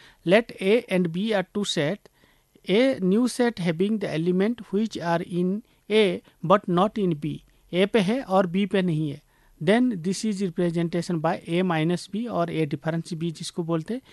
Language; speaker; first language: English; non-native, local second language; Hindi